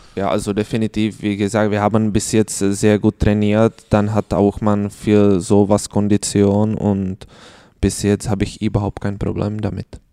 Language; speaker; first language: German; non-native, learner; Czech